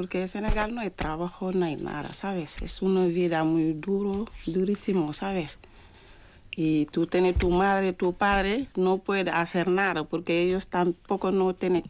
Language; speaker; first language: Spanish; non-native, learner; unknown